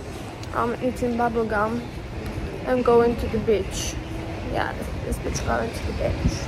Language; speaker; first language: English; non-native, learner; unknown